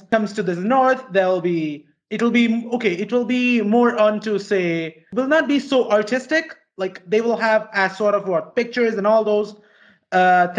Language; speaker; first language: English; non-native, local second language; Malayalam